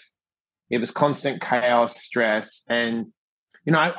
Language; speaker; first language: English; native; English